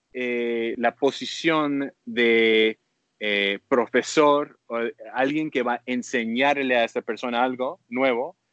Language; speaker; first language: Spanish; early bilingual, heritage; Spanish